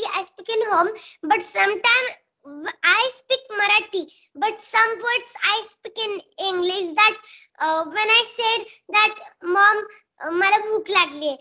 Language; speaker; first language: English; non-native, local second language; Marathi